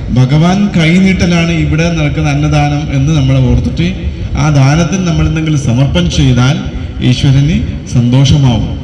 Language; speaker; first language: Malayalam; non-native, local second language; Kannada